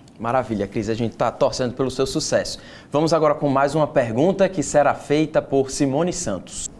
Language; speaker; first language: Portuguese; native; Portuguese